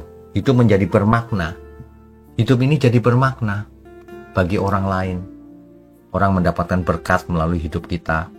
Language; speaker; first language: Indonesian; native; Indonesian